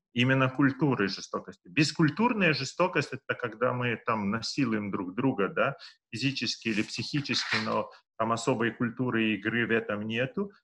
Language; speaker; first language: Russian; non-native, local second language; Lithuanian